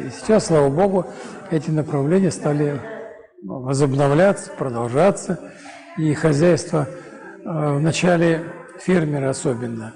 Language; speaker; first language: Russian; native; Russian